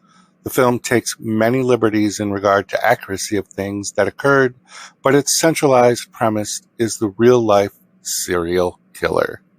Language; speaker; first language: English; native; English